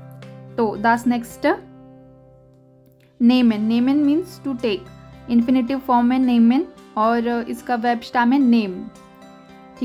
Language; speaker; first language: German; non-native, fluent; Hindi